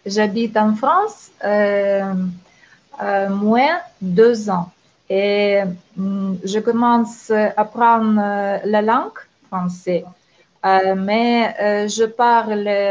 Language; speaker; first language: French; non-native, learner; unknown